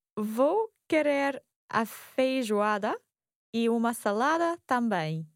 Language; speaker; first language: Portuguese; non-native, learner; English